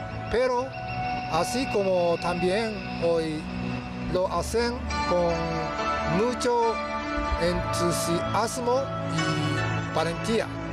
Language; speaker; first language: Spanish; non-native, learner; Japanese